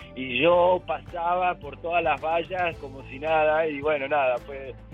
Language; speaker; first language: Spanish; native; Spanish